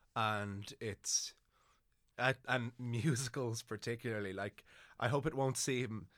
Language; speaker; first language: English; native; English